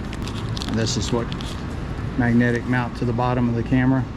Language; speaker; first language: English; native; English